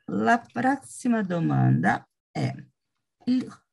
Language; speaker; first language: Italian; non-native, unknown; Portuguese